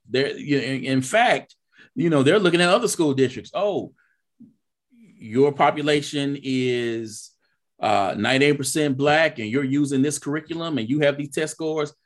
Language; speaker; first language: English; native; English